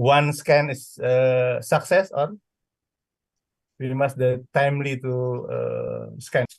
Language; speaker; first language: English; non-native, learner; Indonesian